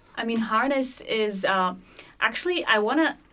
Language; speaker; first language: English; non-native, fluent; Bulgarian